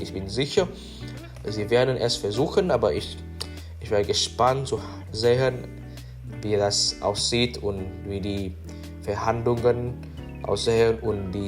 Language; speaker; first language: German; non-native, learner; English